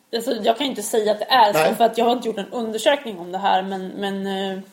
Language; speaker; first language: Swedish; native; Swedish